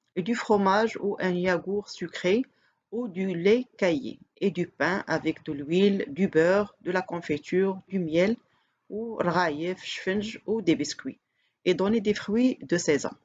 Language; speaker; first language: French; non-native, local second language; Arabic